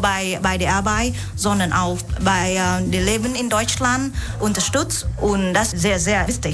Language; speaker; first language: German; non-native, learner; Vietnamese